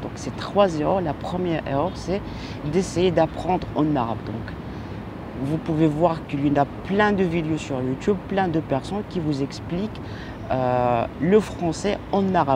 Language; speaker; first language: French; non-native, local second language; Arabic